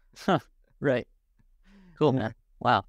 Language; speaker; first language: English; native; English